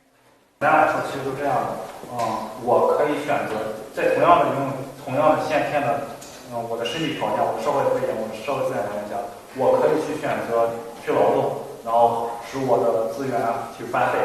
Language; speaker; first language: Chinese; native; Chinese